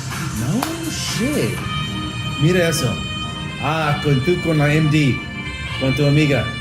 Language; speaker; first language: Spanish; non-native, learner; English